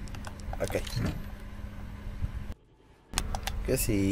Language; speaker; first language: Spanish; native; Spanish